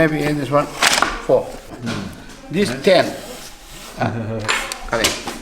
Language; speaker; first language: English; non-native, learner; Uzbek